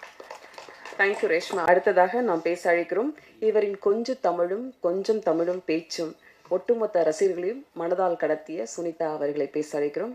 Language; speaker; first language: Tamil; native; Tamil